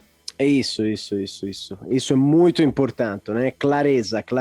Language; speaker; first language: Portuguese; non-native, fluent; Italian